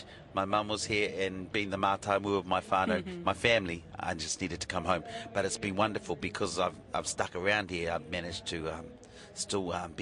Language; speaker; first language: English; native; English